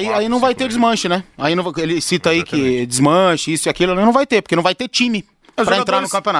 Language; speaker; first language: Portuguese; native; Portuguese